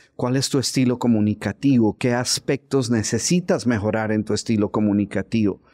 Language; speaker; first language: Spanish; native; Spanish